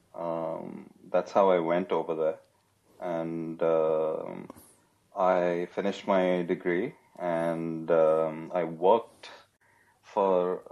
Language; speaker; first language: English; non-native, local second language; Telugu